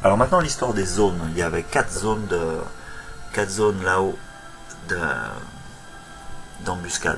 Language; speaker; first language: French; native; French